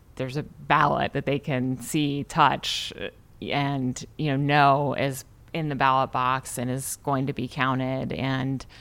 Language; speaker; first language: English; native; English